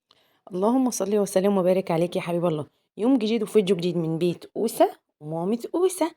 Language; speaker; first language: Arabic; native; Arabic